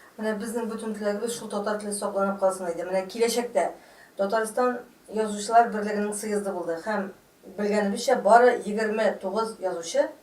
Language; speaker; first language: Tatar; native; Tatar